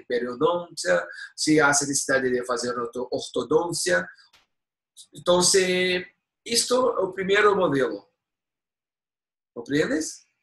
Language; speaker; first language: Spanish; non-native, learner; Portuguese